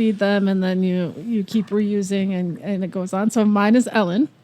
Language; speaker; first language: English; native; English